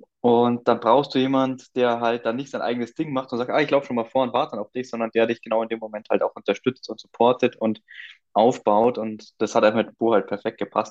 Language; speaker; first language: German; native; German